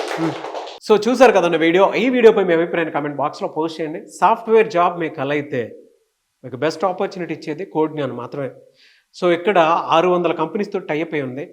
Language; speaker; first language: Telugu; native; Telugu